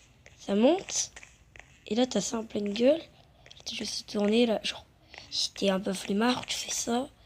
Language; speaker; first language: French; native; French